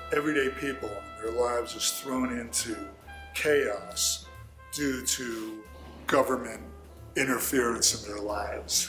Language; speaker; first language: English; native; English